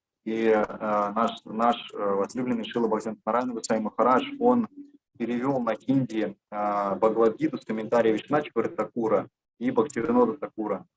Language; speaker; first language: Russian; native; Russian